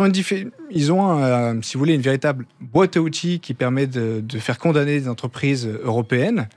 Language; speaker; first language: French; native; French